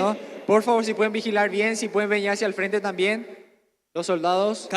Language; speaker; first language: Spanish; native; Spanish